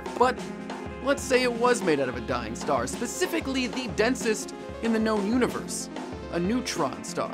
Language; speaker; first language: English; native; English